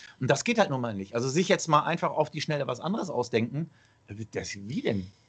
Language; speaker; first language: German; early bilingual, other home language; Arabic